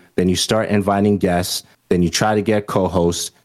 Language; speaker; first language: English; early bilingual, other home language; Haitian Creole